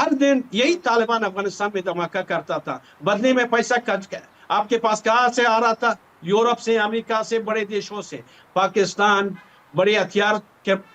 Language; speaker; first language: Hindi; non-native, fluent; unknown